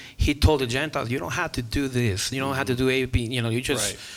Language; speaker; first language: English; non-native, fluent; Spanish